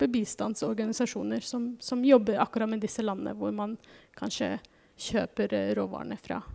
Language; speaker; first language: Norwegian; non-native, fluent; German